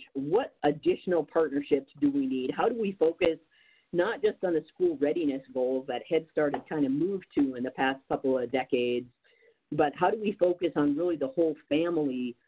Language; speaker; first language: English; native; English